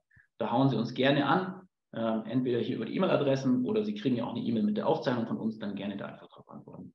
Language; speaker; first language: German; native; German